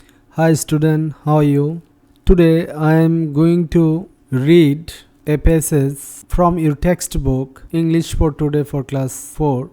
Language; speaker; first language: English; non-native, local second language; Bangla